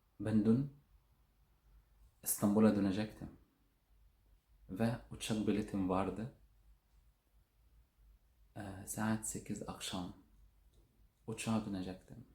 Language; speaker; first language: Turkish; non-native, learner; Arabic